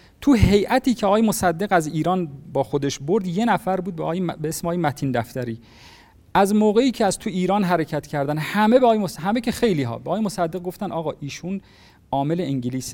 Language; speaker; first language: Persian; native; Persian